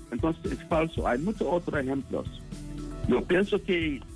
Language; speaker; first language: Spanish; non-native, fluent; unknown